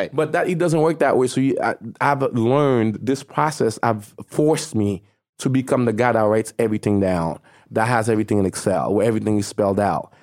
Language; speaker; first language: English; non-native, fluent; Haitian Creole